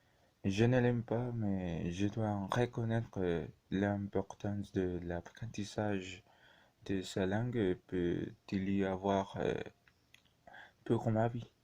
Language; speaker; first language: French; non-native, learner; Spanish